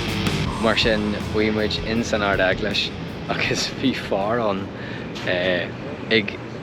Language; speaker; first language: Irish; non-native, local second language; English